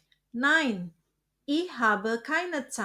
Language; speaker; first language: German; non-native, fluent; Indonesian